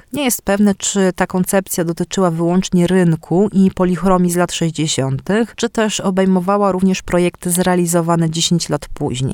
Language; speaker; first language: Polish; native; Polish